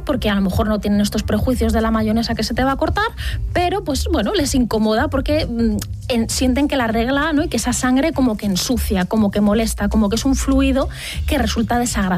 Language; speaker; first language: Spanish; native; Spanish